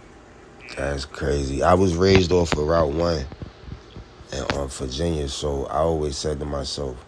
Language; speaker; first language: English; native; English